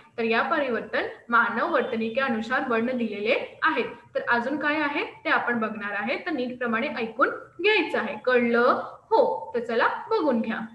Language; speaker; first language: Marathi; non-native, local second language; Hindi